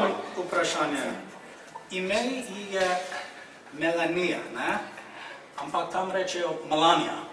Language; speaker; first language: Slovenian; non-native, fluent; English